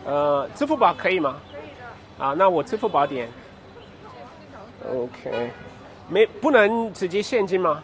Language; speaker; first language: Chinese; non-native, fluent; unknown